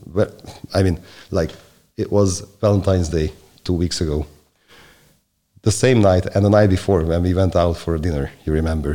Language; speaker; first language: English; non-native, fluent; Hungarian